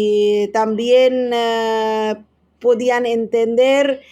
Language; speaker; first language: Spanish; non-native, fluent; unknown